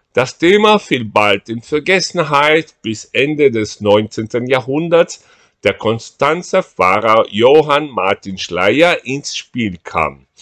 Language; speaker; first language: German; non-native, fluent; Portuguese